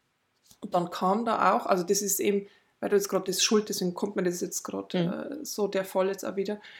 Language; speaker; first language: German; native; German